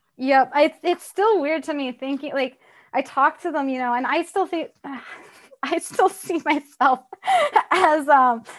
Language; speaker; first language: English; native; English